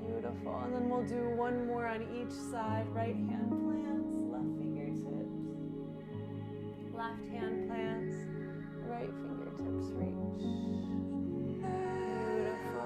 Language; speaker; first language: English; native; English